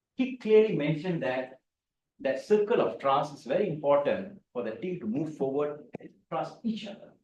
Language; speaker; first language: English; non-native, local second language; Tamil